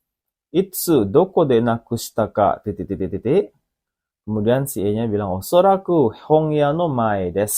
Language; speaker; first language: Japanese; non-native, fluent; Indonesian